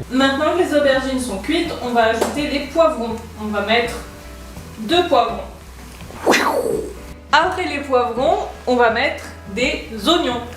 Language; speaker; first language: French; native; French